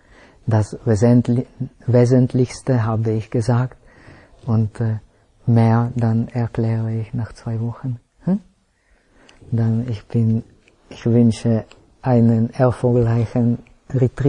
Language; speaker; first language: German; non-native, fluent; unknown